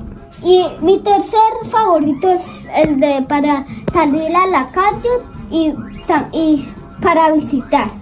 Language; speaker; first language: Spanish; early bilingual, heritage; Spanish